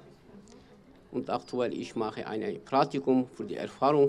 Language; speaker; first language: German; non-native, learner; Kurdish